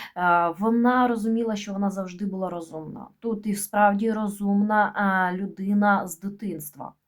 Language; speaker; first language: Ukrainian; non-native, local second language; Russian